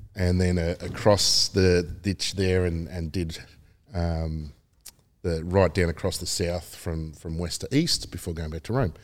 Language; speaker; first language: English; native; English